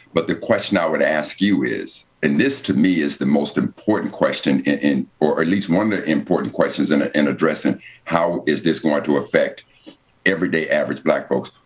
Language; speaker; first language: English; native; English